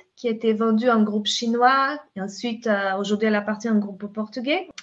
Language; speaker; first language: French; non-native, fluent; Portuguese